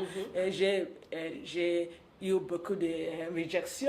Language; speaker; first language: French; non-native, local second language; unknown